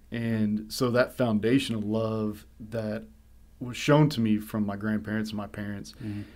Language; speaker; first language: English; native; English